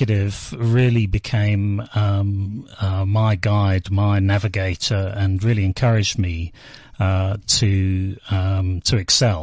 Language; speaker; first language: English; native; English